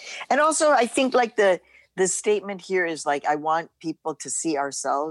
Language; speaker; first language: English; early bilingual, other home language; Spanish